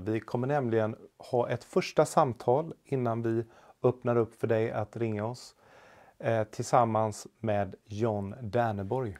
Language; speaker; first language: Swedish; native; Swedish